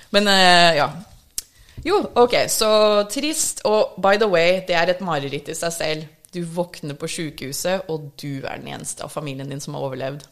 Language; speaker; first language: Norwegian; early bilingual, other home language; English